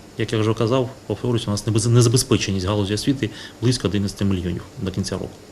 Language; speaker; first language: Ukrainian; native; Ukrainian